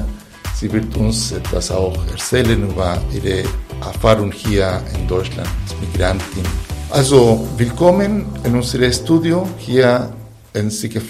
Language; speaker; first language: German; non-native, fluent; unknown